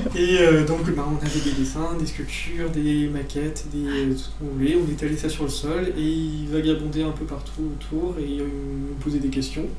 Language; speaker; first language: French; native; French